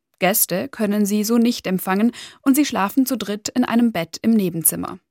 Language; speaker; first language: German; native; German